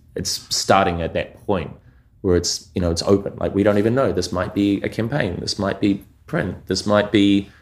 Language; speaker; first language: English; native; English